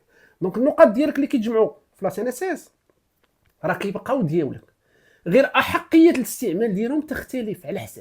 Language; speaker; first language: Arabic; native; Arabic